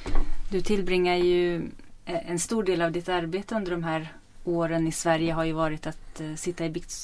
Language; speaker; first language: Swedish; native; Swedish